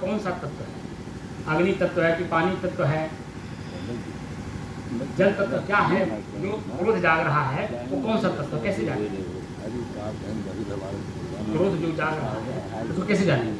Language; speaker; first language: Hindi; native; Hindi